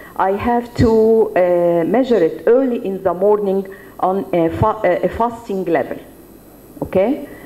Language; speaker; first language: English; non-native, fluent; Arabic